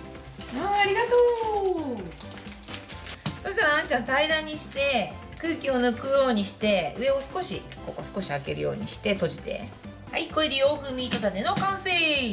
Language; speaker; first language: Japanese; native; Japanese